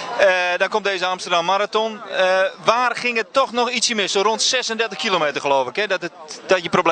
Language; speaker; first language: Dutch; native; Dutch